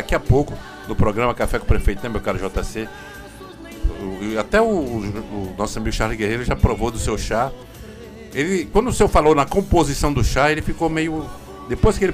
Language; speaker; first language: Portuguese; native; Portuguese